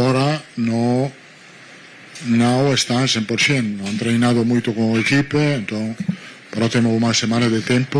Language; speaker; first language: Portuguese; non-native, learner; Italian